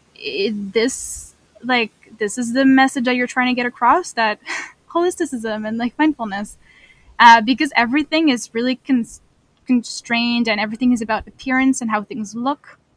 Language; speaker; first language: English; non-native, fluent; French